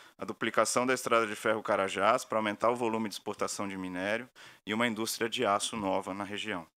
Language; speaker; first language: Portuguese; native; Portuguese